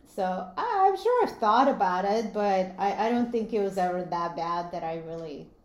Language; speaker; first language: English; early bilingual, other home language; Latvian